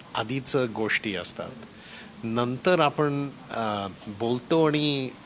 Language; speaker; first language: Marathi; early bilingual, heritage; Marathi